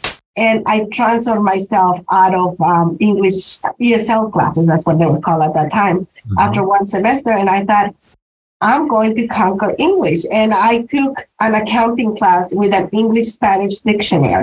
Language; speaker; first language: English; non-native, fluent; Spanish